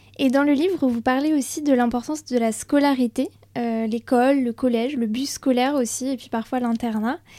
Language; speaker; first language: French; native; French